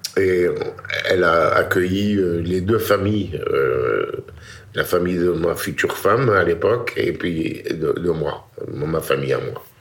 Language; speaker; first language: French; native; French